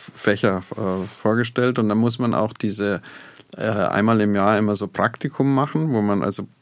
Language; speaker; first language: German; native; German